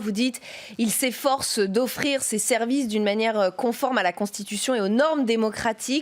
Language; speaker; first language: French; native; French